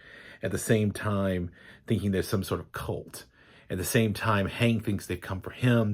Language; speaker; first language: English; native; English